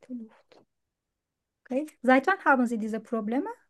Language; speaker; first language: German; non-native, learner; Turkish